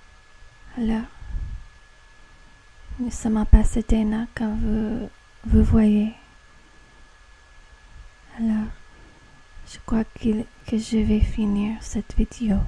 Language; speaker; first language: French; non-native, learner; English